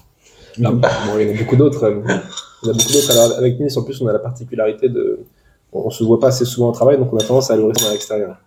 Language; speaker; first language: French; native; French